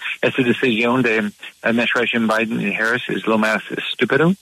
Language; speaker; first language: Spanish; non-native, learner; English